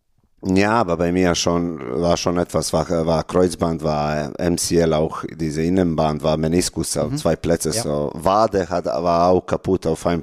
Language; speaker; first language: German; non-native, learner; Serbian